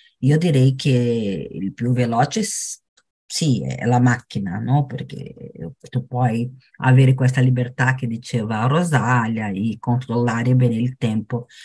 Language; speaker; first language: Italian; non-native, fluent; Portuguese